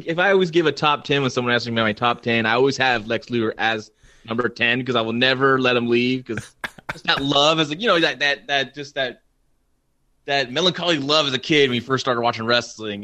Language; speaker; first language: English; native; English